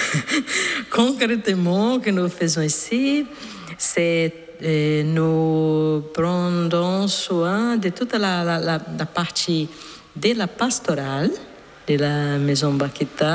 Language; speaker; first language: French; non-native, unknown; Portuguese